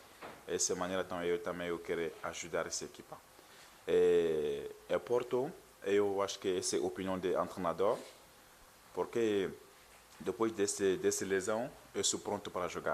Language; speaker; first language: Portuguese; non-native, learner; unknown